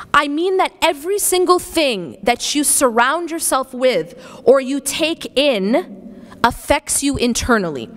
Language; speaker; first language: English; native; English